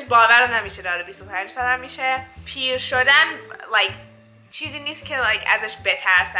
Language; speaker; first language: Persian; early bilingual, heritage; Persian